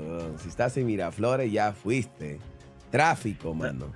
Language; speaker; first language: Spanish; native; Spanish